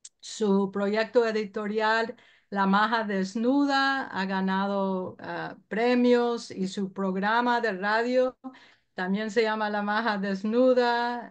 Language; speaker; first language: Spanish; early bilingual, heritage; Spanish